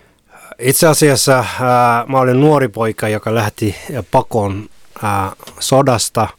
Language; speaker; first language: Finnish; non-native, fluent; Somali